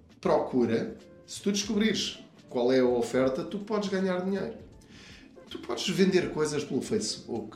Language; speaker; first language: Portuguese; native; Portuguese